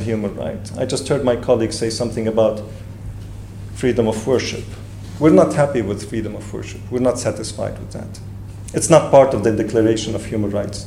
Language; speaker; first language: English; non-native, fluent; Arabic